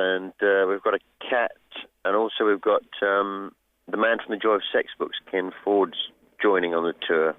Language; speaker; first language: English; native; English